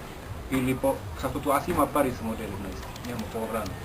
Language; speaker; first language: Bulgarian; non-native, learner; Finnish